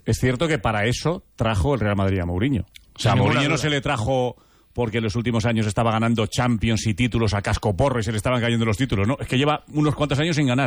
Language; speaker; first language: Spanish; native; Spanish